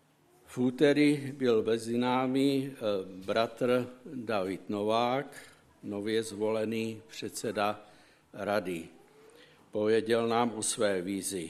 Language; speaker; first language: Czech; native; Czech